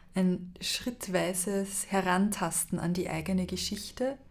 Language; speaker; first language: German; native; German